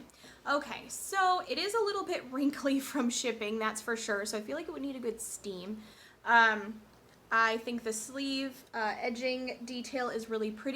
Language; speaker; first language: English; native; English